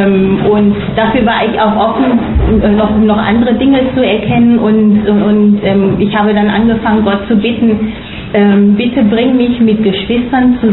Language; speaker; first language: German; non-native, fluent; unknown